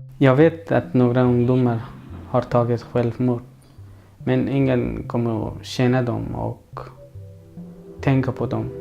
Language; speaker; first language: Swedish; non-native, learner; Persian